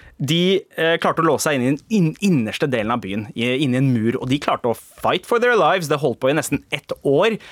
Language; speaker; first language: Norwegian; early bilingual, other home language; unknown